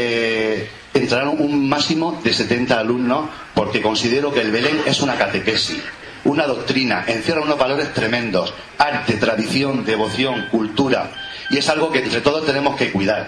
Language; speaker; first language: Spanish; native; Spanish